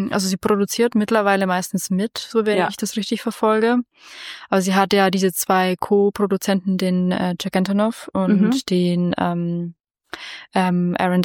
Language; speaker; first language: German; native; German